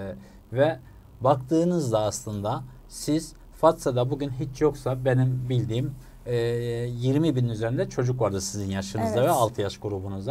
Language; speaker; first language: Turkish; native; Turkish